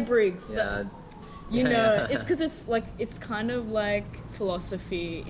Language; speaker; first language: English; non-native, fluent; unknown